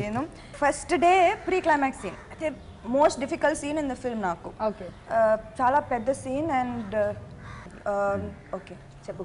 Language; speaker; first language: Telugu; non-native, fluent; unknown